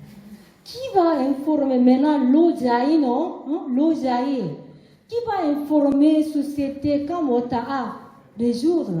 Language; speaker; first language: French; non-native, learner; Korean